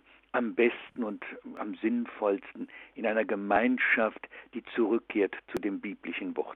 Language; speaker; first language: German; native; German